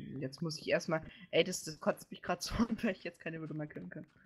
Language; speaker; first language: German; native; German